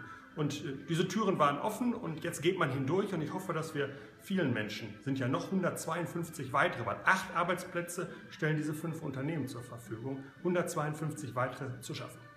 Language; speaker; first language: German; native; German